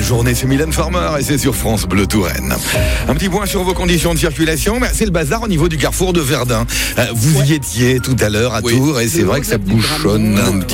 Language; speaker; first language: French; native; French